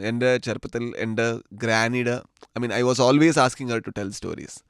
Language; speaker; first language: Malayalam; non-native, learner; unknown